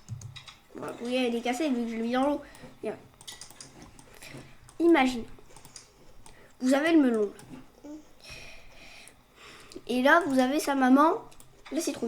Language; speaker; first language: French; native; French